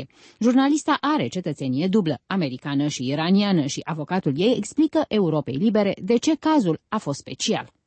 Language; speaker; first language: Romanian; native; Romanian